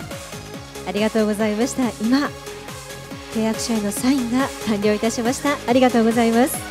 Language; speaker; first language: Japanese; native; Japanese